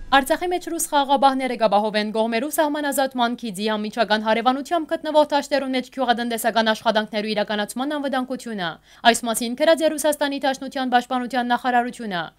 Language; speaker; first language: Armenian; early bilingual, heritage; Armenian